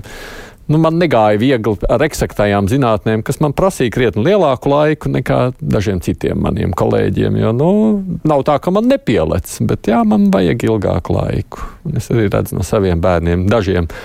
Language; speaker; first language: Latvian; native; Latvian